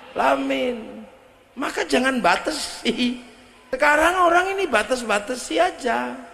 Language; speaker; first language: Indonesian; non-native, local second language; Javanese